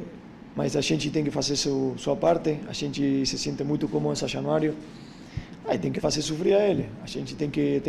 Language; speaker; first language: Portuguese; non-native, fluent; Spanish